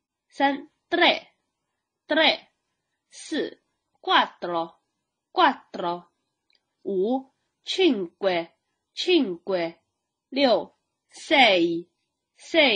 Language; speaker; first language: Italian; non-native, fluent; Chinese